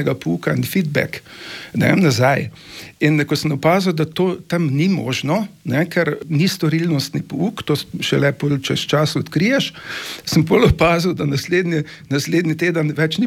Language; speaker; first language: Slovenian; native; Slovenian